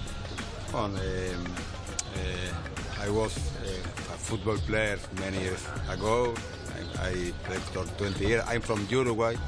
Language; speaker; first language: English; non-native, learner; Spanish